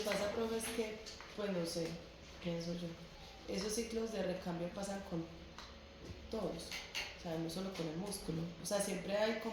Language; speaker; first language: Spanish; native; Spanish